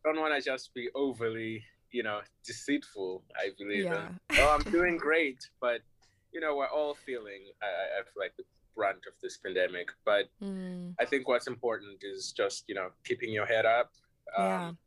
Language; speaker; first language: English; non-native, local second language; North Ndebele